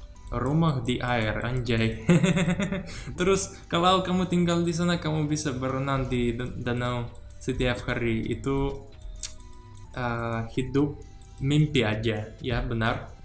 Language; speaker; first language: Indonesian; non-native, learner; Russian